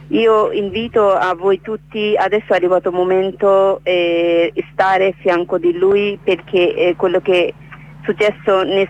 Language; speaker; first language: Italian; non-native, learner; Bangla